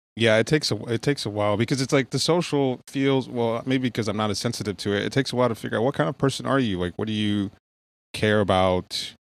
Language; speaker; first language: English; early bilingual, other home language; Yoruba